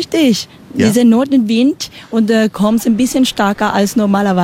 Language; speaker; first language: German; non-native, learner; Spanish